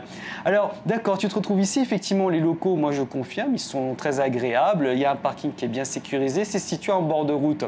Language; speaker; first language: French; native; French